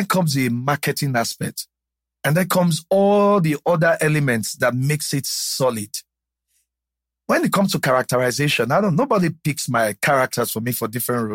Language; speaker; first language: English; non-native, local second language; Yoruba